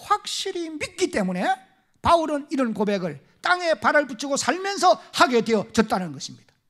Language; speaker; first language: Korean; native; Korean